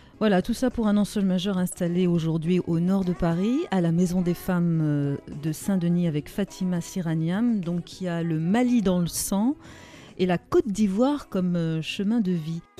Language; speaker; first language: French; native; French